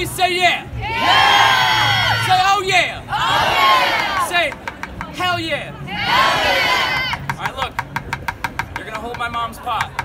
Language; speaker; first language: English; native; English